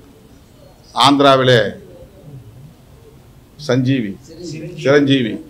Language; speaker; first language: Tamil; native; Tamil